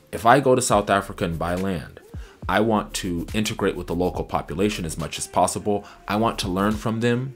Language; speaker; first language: English; native; English